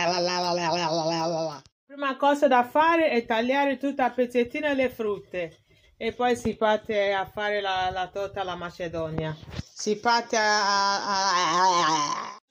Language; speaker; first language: Italian; non-native, learner; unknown